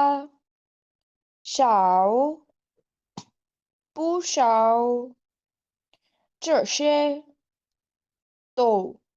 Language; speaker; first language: Chinese; non-native, learner; Urdu